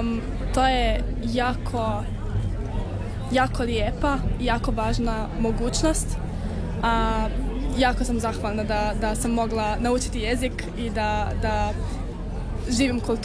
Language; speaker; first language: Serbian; non-native, fluent; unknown